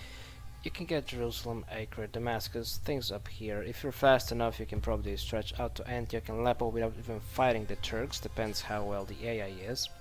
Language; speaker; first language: English; non-native, fluent; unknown